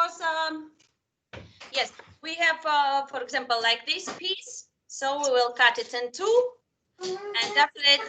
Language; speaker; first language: English; non-native, fluent; Spanish